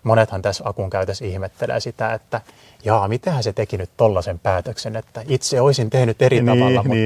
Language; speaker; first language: Finnish; native; Finnish